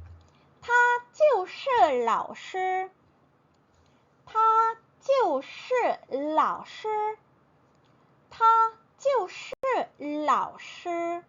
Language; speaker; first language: Chinese; non-native, fluent; Korean